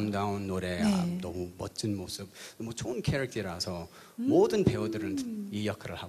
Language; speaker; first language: Korean; early bilingual, heritage; English